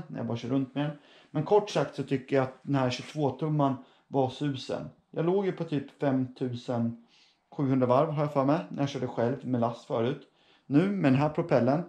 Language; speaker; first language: Swedish; native; Swedish